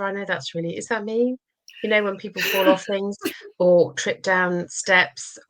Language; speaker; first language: English; native; English